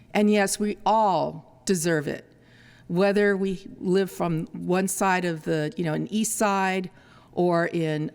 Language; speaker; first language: English; early bilingual, other home language; Spanish